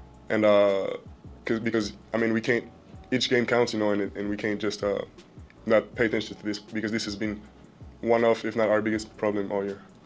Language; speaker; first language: English; non-native, fluent; French